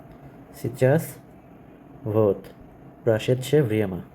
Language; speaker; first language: Russian; non-native, learner; Bangla